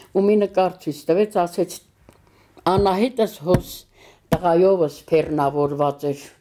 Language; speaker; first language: Armenian; native; Armenian